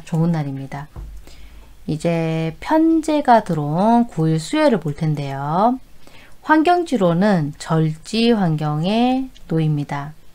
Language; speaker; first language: Korean; native; Korean